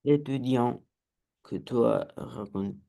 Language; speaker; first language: French; non-native, learner; Romanian